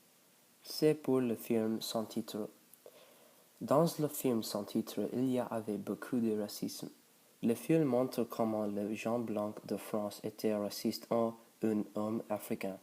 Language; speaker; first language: French; non-native, learner; English